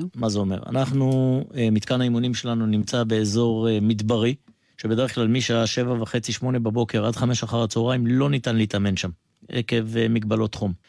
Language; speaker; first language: Hebrew; native; Hebrew